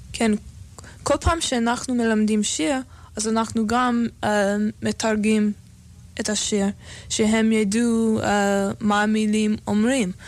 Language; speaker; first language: Hebrew; non-native, learner; English